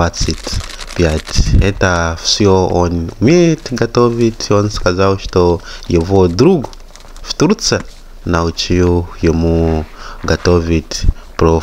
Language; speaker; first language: Russian; non-native, fluent; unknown